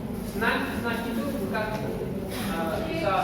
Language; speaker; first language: Indonesian; non-native, learner; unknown